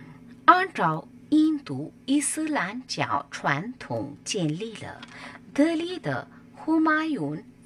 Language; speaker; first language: Chinese; non-native, learner; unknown